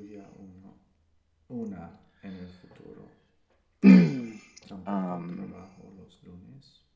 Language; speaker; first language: Spanish; non-native, learner; English